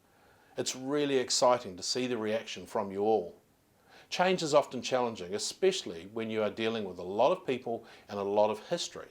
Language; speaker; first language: English; native; English